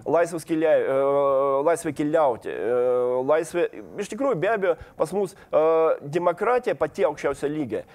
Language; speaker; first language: Lithuanian; non-native, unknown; Russian